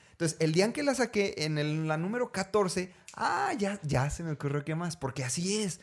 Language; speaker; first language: Spanish; native; Spanish